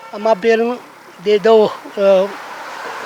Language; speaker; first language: Malayalam; non-native, learner; Nepali